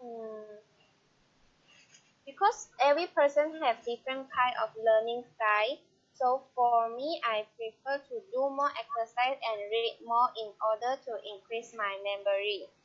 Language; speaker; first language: English; non-native, learner; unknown